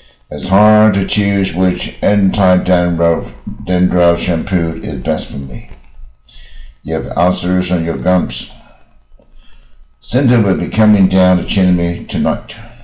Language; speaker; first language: English; non-native, fluent; Chinese